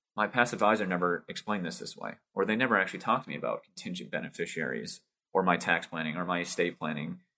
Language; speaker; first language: English; native; English